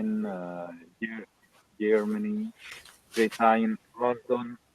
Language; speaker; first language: English; non-native, learner; Arabic